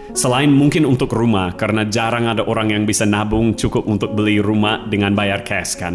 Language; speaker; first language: Malay; non-native, fluent; English